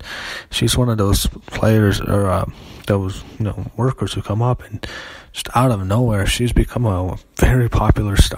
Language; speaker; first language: English; native; English